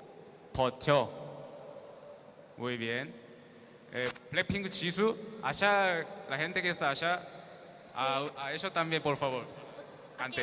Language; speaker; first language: Spanish; non-native, learner; Korean